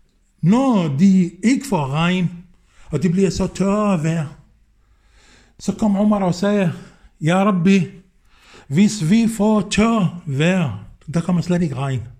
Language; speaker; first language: Danish; non-native, fluent; Arabic